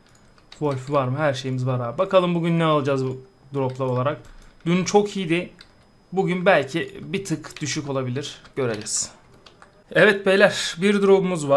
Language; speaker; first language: Turkish; native; Turkish